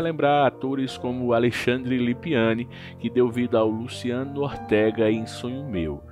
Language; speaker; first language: Portuguese; native; Portuguese